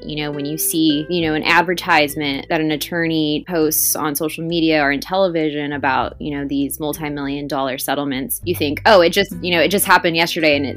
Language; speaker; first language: English; native; English